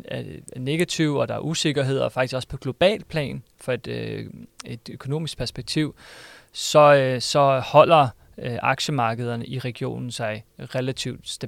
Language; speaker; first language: Danish; native; Danish